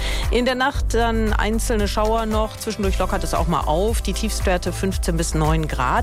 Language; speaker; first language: German; native; German